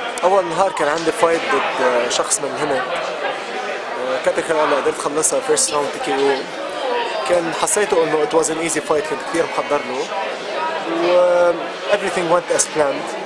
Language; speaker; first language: Arabic; early bilingual, heritage; Arabic